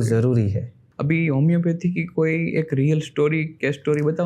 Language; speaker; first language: Hindi; non-native, local second language; Gujarati